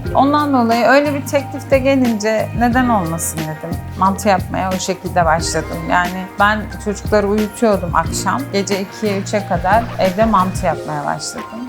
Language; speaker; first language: Turkish; native; Turkish